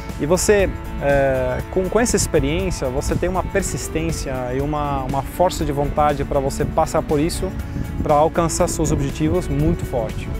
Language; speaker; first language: Portuguese; non-native, fluent; Dutch